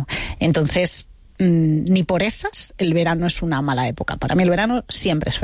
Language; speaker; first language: Spanish; native; Spanish